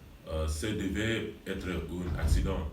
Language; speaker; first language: French; non-native, learner; English